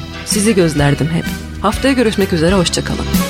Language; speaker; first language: Turkish; native; Turkish